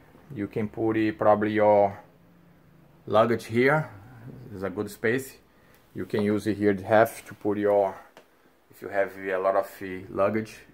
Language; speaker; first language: English; non-native, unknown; Portuguese